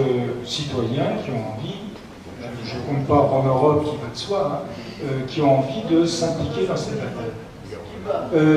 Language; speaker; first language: French; native; French